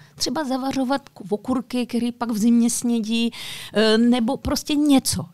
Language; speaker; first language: Czech; native; Czech